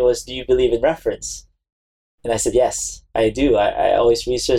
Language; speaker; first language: English; non-native, local second language; Filipino